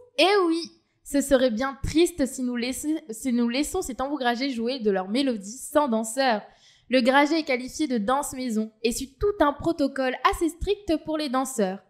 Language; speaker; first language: French; native; French